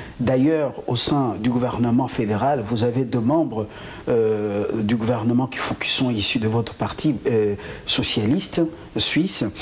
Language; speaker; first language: French; non-native, local second language; Lingala